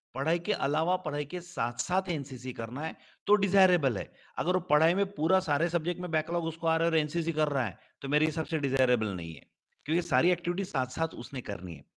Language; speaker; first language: Hindi; non-native, local second language; Marathi